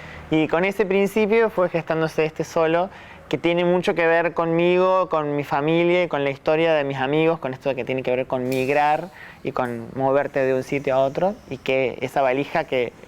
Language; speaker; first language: Spanish; native; Spanish